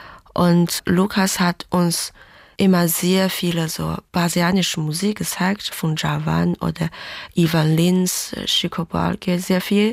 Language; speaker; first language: German; early bilingual, other home language; Chinese